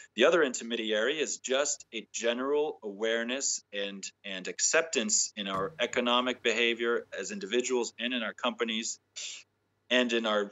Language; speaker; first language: English; native; English